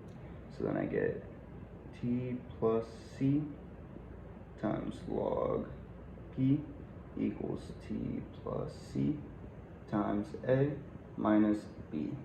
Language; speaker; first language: English; native; English